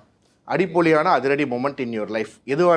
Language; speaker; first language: Tamil; native; Tamil